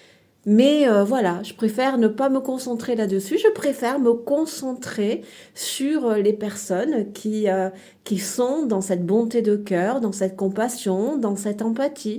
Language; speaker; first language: French; native; French